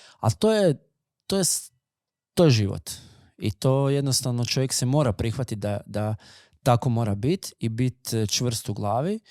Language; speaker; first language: Croatian; native; Croatian